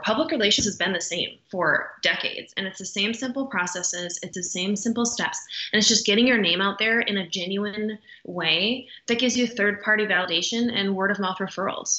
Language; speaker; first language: English; native; English